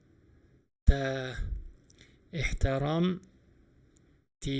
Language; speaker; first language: Arabic; non-native, fluent; Uzbek